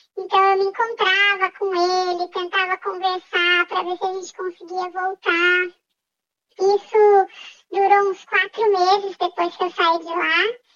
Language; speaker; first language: Portuguese; native; Portuguese